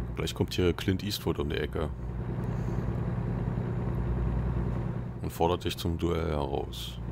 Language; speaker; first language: German; native; German